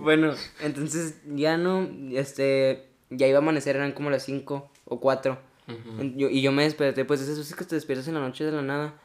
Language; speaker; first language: Spanish; native; Spanish